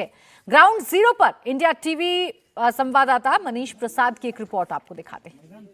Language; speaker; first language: Hindi; native; Hindi